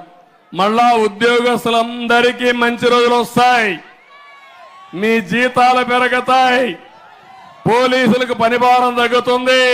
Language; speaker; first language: Telugu; native; Telugu